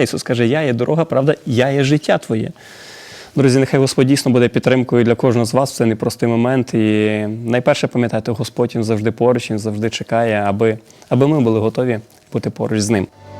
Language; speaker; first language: Ukrainian; native; Ukrainian